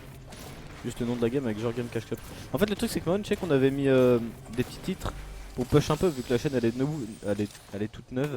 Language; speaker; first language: French; native; French